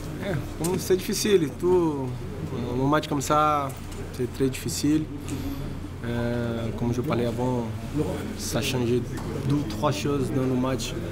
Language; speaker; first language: French; non-native, learner; Portuguese